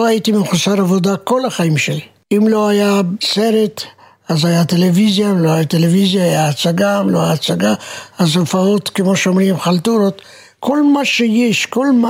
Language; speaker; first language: Hebrew; non-native, fluent; Romanian